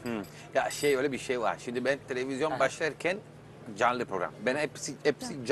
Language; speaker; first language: Turkish; non-native, learner; Italian